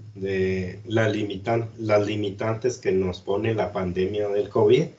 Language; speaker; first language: Spanish; native; Spanish